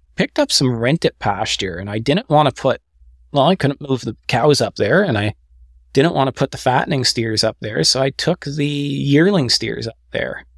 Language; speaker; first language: English; native; English